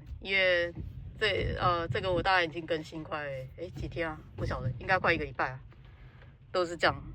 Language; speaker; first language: Chinese; native; Chinese